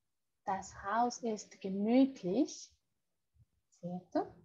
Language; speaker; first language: German; non-native, fluent; Spanish